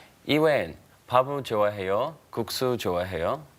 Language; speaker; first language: Korean; non-native, learner; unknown